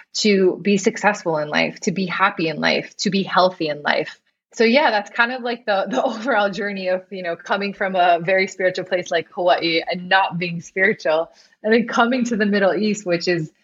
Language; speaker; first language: English; native; English